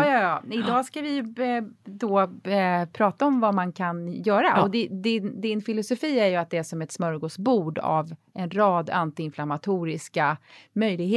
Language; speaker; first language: Swedish; native; Swedish